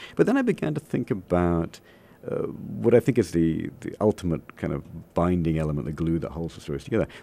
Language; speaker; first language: English; native; English